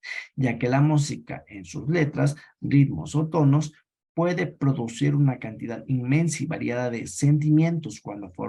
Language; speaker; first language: Spanish; native; Spanish